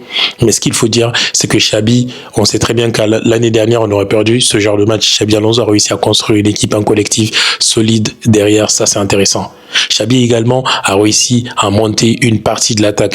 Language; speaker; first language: French; native; French